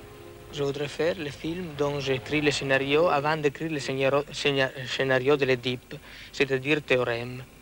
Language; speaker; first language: French; non-native, fluent; Italian